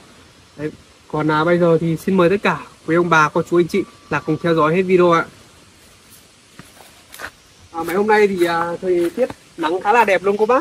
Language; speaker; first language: Vietnamese; native; Vietnamese